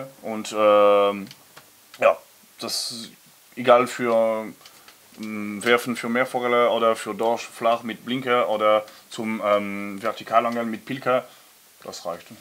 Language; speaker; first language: German; non-native, learner; French